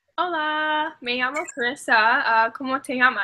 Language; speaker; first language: Spanish; non-native, learner; English